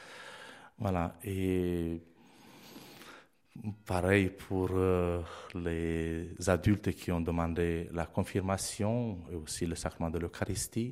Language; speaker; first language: French; non-native, fluent; Romanian